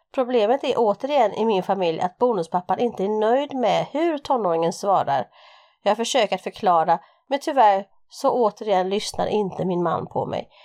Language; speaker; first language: Swedish; early bilingual, other home language; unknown